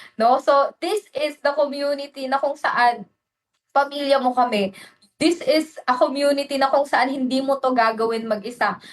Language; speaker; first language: Filipino; non-native, local second language; Waray